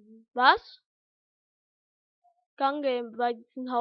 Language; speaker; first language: German; early bilingual, other home language; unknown